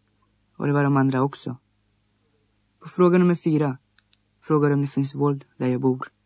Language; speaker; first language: Swedish; early bilingual, other home language; Greek